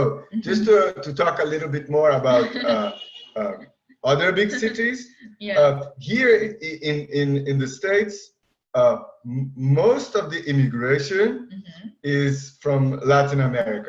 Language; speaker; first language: English; non-native, fluent; Portuguese